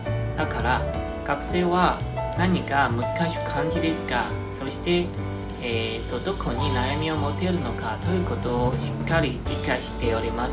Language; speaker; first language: Japanese; non-native, fluent; Chinese